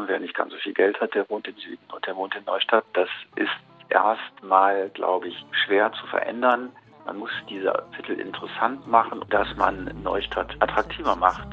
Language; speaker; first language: German; native; German